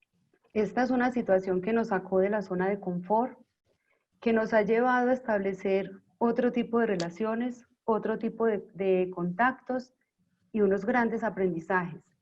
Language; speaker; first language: Spanish; native; Spanish